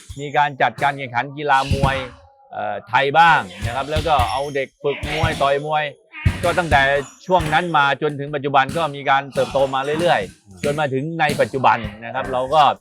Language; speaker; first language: Thai; native; Thai